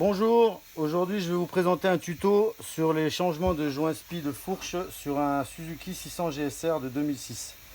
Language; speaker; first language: French; native; French